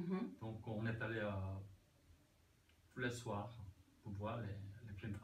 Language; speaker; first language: French; non-native, learner; Korean